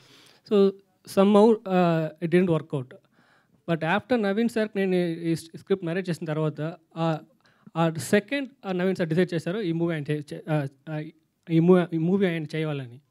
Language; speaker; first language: Telugu; non-native, learner; Tamil